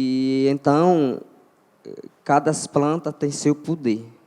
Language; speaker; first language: Portuguese; non-native, local second language; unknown